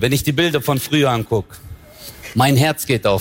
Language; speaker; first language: German; early bilingual, other home language; Turkish